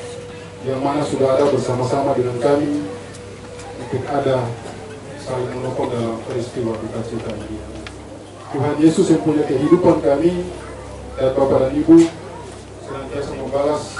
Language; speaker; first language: Indonesian; native; Indonesian